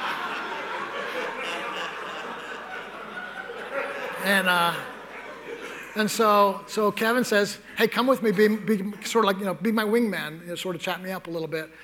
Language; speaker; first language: English; native; English